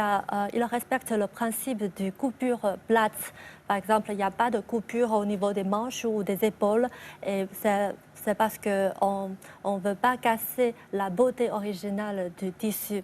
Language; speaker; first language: French; non-native, fluent; Chinese